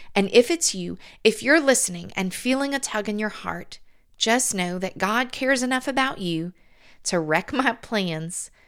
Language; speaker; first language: English; native; English